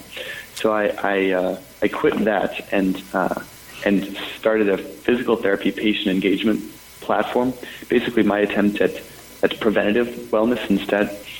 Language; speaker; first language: English; native; English